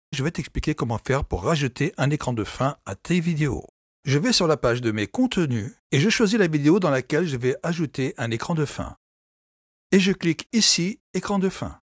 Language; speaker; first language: French; native; French